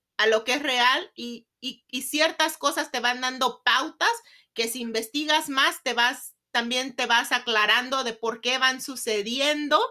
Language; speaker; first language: Spanish; native; Spanish